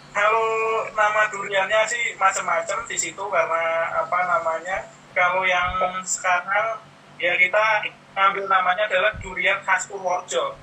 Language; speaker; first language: Indonesian; native; Indonesian